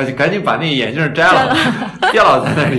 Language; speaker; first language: Chinese; native; Chinese